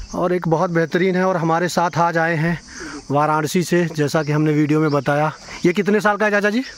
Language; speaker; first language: Hindi; native; Hindi